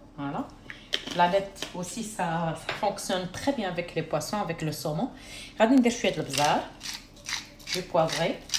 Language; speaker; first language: French; non-native, local second language; Arabic